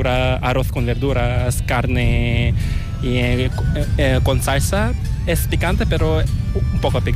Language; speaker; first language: Spanish; non-native, fluent; Korean